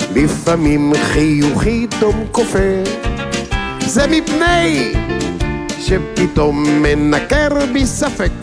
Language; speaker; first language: Hebrew; native; Hebrew